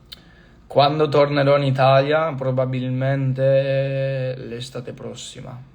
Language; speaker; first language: Italian; non-native, fluent; English